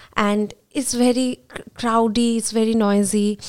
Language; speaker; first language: English; non-native, local second language; Bangla